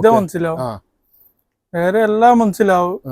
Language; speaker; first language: Malayalam; non-native, learner; Bangla